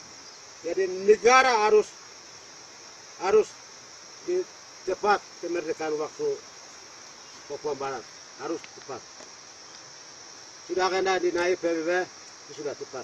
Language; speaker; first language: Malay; non-native, local second language; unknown